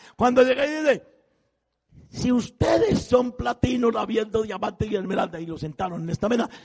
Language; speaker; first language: Spanish; native; Spanish